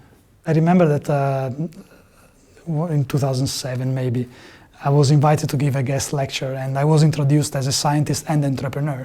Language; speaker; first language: English; non-native, fluent; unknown